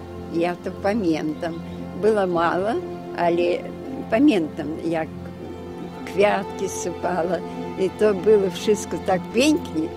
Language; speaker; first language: Polish; early bilingual, heritage; Polish